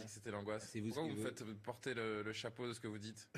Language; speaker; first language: French; native; French